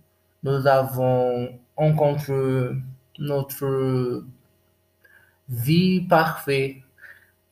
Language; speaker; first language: French; non-native, learner; Portuguese